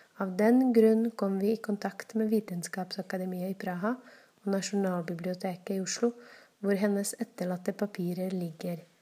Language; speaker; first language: Norwegian; non-native, fluent; Czech